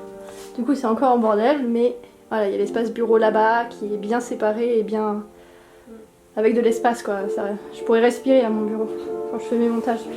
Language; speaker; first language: French; native; French